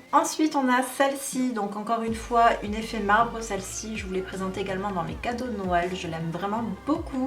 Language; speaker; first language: French; native; French